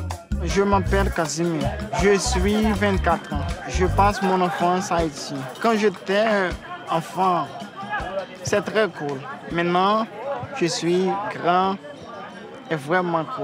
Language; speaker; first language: French; non-native, local second language; Haitian Creole